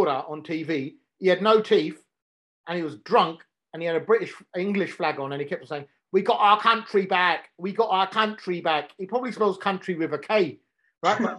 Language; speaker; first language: English; native; English